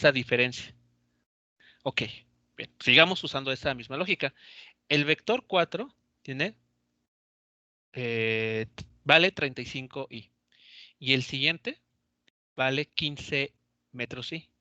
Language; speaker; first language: Spanish; native; Spanish